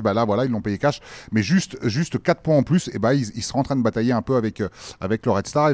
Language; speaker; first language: French; native; French